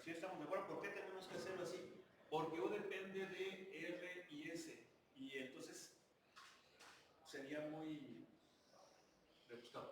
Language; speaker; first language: Spanish; native; Spanish